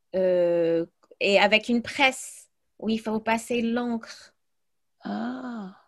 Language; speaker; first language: French; early bilingual, other home language; English